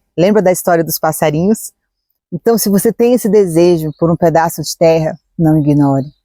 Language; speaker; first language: Portuguese; native; Portuguese